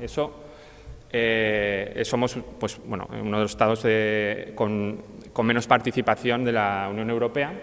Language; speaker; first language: Spanish; native; Spanish